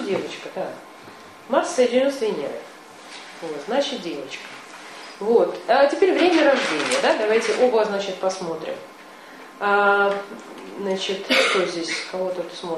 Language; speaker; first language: Russian; native; Russian